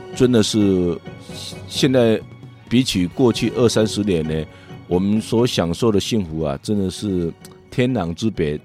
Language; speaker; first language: Chinese; non-native, fluent; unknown